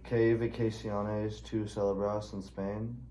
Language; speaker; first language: Spanish; non-native, learner; English